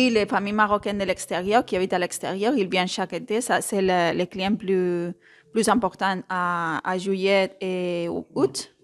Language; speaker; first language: French; non-native, fluent; Spanish